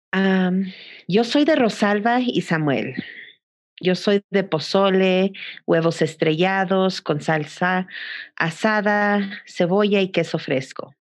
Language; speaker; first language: Spanish; early bilingual, heritage; Spanish